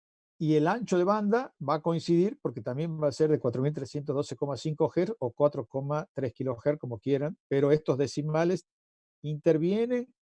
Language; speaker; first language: Spanish; native; Spanish